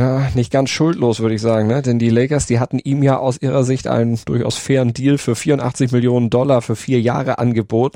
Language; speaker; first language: German; native; German